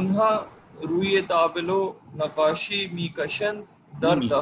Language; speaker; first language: Persian; non-native, learner; Urdu